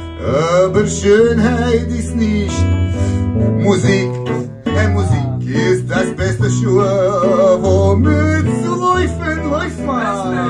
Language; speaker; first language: German; non-native, learner; Hebrew